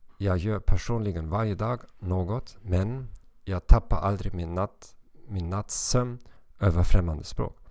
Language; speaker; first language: Swedish; non-native, learner; German